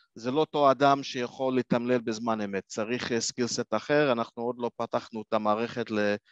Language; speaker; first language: Hebrew; non-native, fluent; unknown